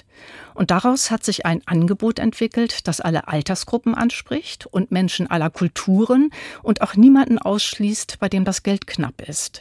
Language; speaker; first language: German; native; German